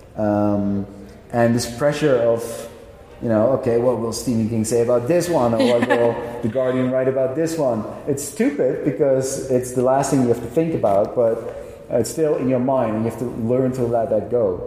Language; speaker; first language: English; non-native, fluent; Dutch